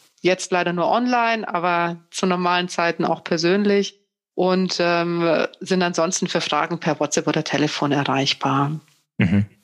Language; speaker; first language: German; native; German